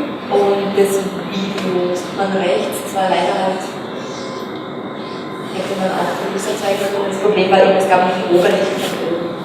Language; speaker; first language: German; native; German